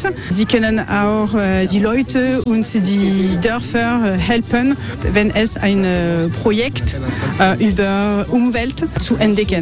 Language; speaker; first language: German; non-native, learner; French